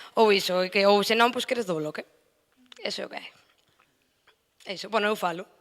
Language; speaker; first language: Galician; non-native, local second language; Spanish